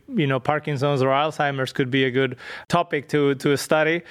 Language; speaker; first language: English; non-native, fluent; Spanish